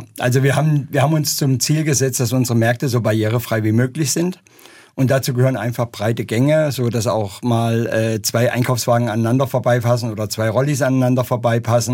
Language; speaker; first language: German; native; German